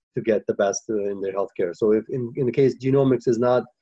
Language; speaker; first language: English; early bilingual, other home language; Hindi